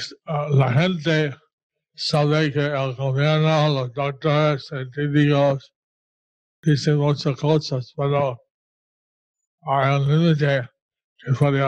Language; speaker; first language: Spanish; non-native, learner; English